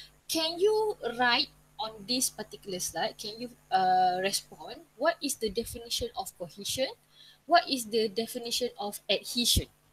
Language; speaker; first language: English; non-native, local second language; Malay